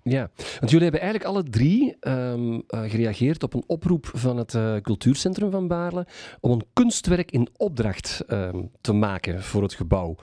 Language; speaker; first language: Dutch; native; Dutch